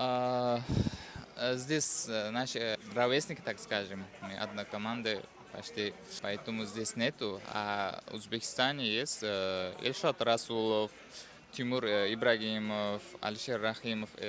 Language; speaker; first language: Russian; non-native, fluent; Uzbek